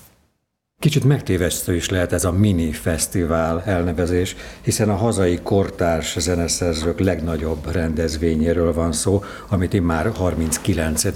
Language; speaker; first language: Hungarian; native; Hungarian